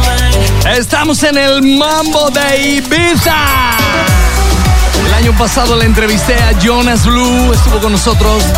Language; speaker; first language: Spanish; native; Spanish